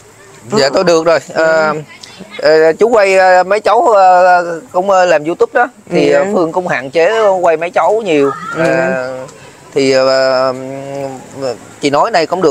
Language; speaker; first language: Vietnamese; native; Vietnamese